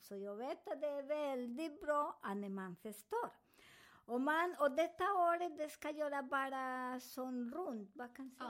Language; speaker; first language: Swedish; non-native, learner; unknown